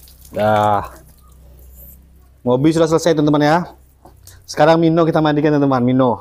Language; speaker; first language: Indonesian; native; Indonesian